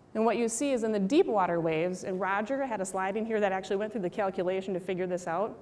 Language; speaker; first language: English; native; English